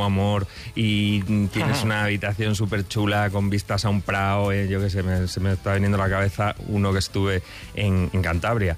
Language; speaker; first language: Spanish; native; Spanish